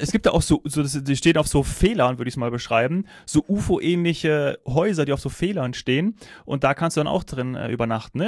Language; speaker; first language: German; native; German